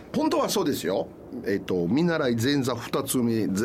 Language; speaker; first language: Japanese; non-native, fluent; French